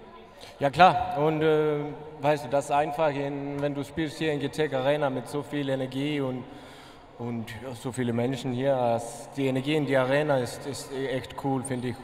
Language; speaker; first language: German; non-native, learner; Icelandic